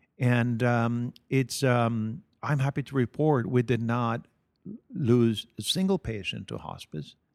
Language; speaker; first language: English; non-native, fluent; Spanish